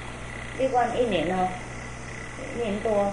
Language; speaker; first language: Chinese; non-native, fluent; Vietnamese